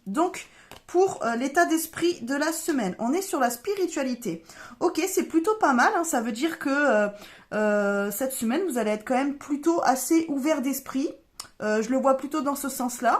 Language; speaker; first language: French; native; French